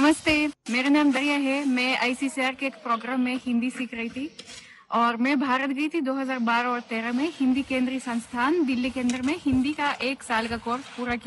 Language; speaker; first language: Hindi; non-native, fluent; Russian